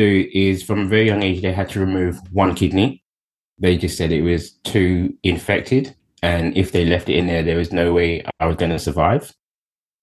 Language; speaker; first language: English; native; English